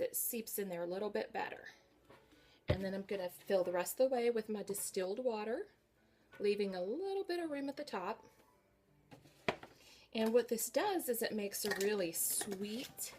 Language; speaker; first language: English; native; English